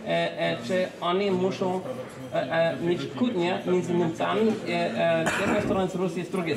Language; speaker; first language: Polish; non-native, fluent; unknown